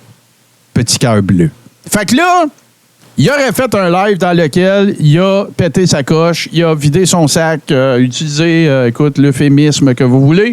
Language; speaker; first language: French; native; French